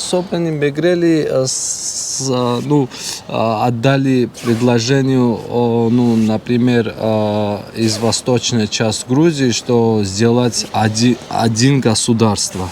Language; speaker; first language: Russian; non-native, learner; Georgian